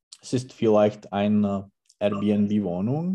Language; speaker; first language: German; non-native, learner; Czech